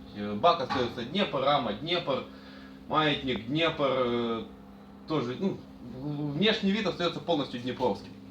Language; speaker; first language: Russian; native; Russian